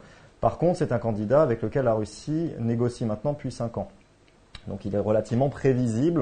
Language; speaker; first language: French; native; French